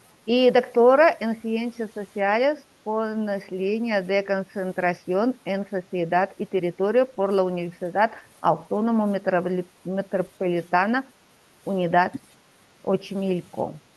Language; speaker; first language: Spanish; non-native, learner; Russian